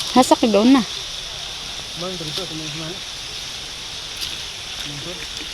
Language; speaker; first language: Filipino; non-native, local second language; Cebuano